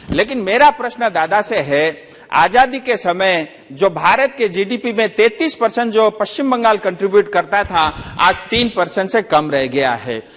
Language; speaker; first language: Hindi; non-native, local second language; Nepali